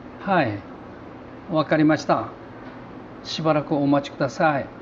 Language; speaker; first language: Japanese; non-native, learner; Korean